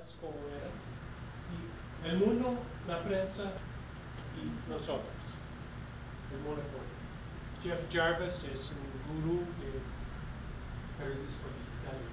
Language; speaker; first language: Spanish; non-native, fluent; English